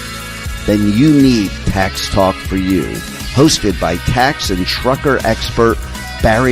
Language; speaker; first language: English; native; English